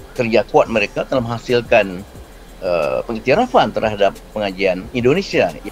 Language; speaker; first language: Malay; native; Malay